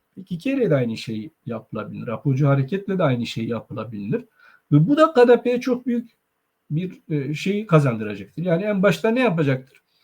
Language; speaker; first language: Turkish; non-native, local second language; Zaza